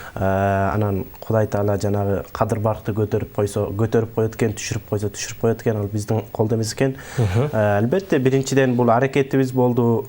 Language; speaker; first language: Kyrgyz; early bilingual, heritage; Kyrgyz